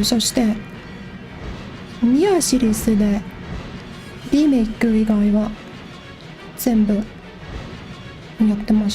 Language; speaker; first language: Japanese; non-native, learner; English